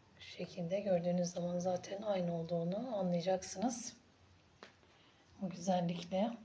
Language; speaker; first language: Turkish; native; Turkish